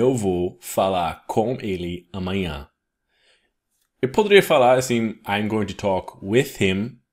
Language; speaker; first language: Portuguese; non-native, fluent; English